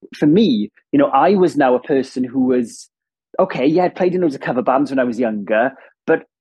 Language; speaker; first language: English; non-native, local second language; Welsh